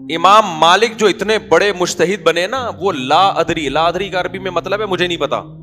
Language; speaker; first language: Urdu; native; Urdu